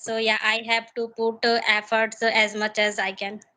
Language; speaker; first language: English; non-native, learner; Hindi